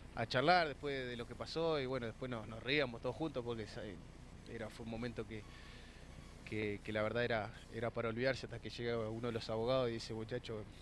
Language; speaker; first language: Spanish; native; Spanish